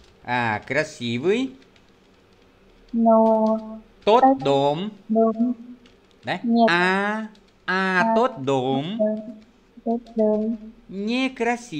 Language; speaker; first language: Vietnamese; native; Vietnamese